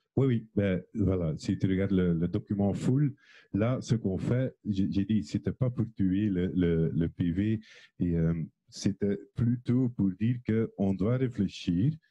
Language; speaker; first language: French; non-native, fluent; Dutch